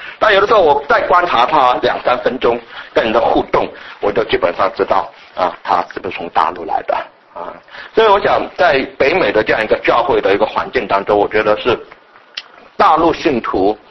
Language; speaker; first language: Chinese; native; Chinese